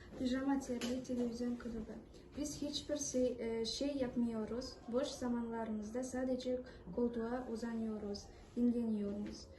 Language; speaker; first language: Turkish; non-native, learner; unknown